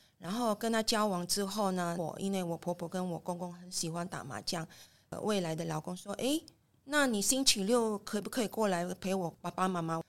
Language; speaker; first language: Chinese; non-native, fluent; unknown